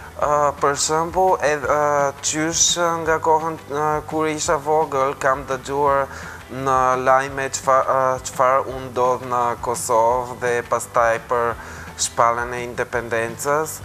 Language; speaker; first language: Albanian; non-native, fluent; Bulgarian